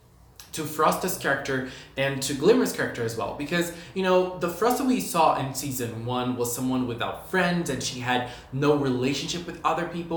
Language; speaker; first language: English; non-native, fluent; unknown